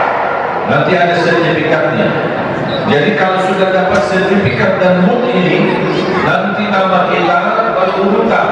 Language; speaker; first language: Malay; non-native, fluent; Arabic